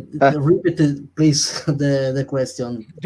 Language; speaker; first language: English; non-native, learner; Italian